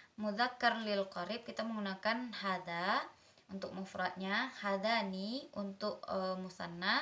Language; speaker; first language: Indonesian; native; Indonesian